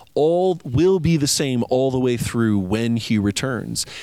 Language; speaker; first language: English; native; English